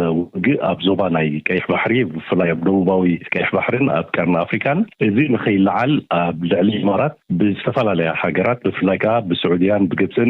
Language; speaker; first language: Tigrinya; native; Tigrinya